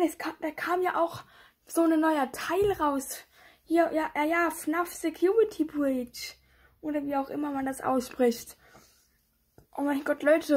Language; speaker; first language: German; native; German